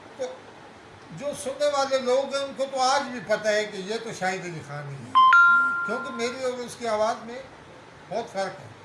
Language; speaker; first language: Urdu; non-native, local second language; Northern Hindko